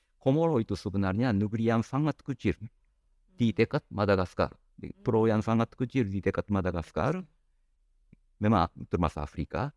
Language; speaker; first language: Indonesian; non-native, fluent; Japanese